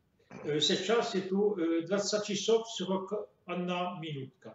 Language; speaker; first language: Russian; non-native, fluent; French